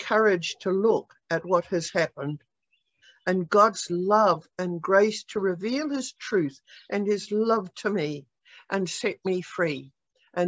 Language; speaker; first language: English; native; English